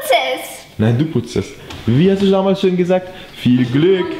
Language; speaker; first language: German; early bilingual, other home language; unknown